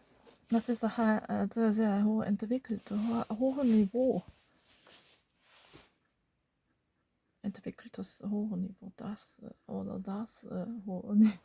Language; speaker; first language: German; non-native, learner; Korean